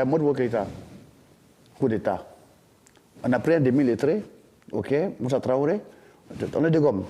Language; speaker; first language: French; non-native, local second language; Dyula